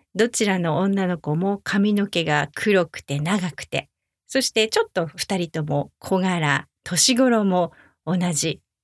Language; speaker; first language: Japanese; native; Japanese